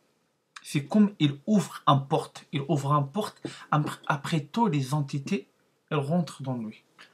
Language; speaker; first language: French; non-native, learner; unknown